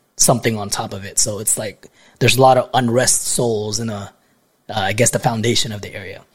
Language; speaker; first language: English; non-native, local second language; Filipino